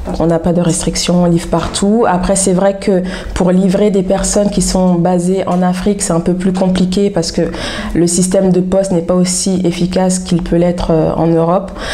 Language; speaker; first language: French; native; French